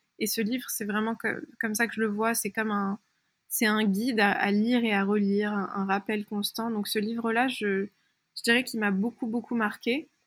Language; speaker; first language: French; early bilingual, other home language; Persian